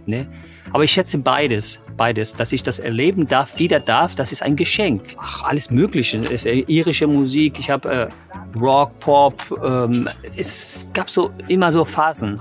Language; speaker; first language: German; non-native, fluent; English